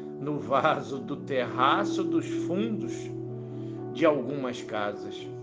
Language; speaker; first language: Portuguese; native; Portuguese